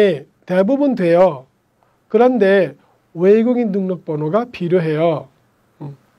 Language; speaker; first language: Korean; non-native, fluent; Bangla